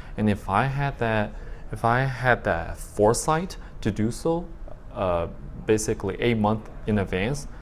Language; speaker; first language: English; early bilingual, other home language; Chinese